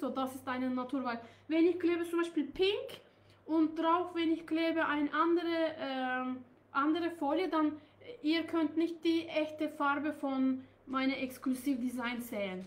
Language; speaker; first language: German; non-native, learner; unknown